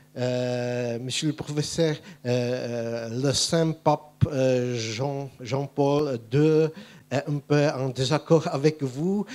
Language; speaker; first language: French; non-native, fluent; Czech